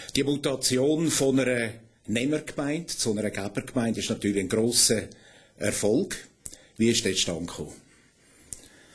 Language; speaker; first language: German; native; German